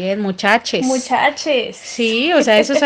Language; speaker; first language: Spanish; native; Spanish